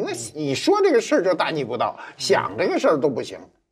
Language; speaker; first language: Chinese; native; Chinese